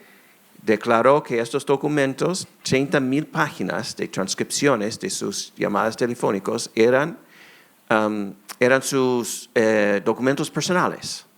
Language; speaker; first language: Spanish; non-native, fluent; English